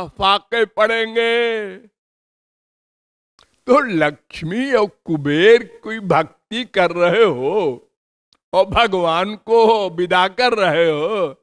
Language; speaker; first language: Hindi; native; Hindi